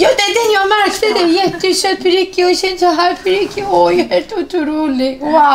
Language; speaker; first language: Swedish; non-native, fluent; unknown